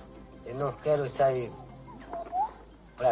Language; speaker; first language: Portuguese; non-native, local second language; Kayapó